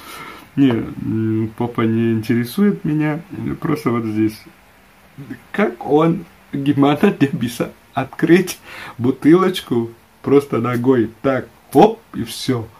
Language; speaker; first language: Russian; non-native, fluent; Indonesian